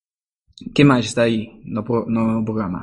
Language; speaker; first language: Portuguese; non-native, fluent; German